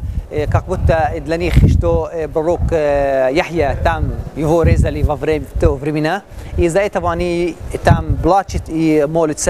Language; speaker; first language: Russian; non-native, learner; Arabic